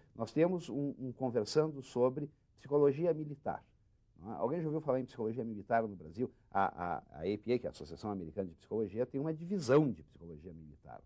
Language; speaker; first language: Portuguese; native; Portuguese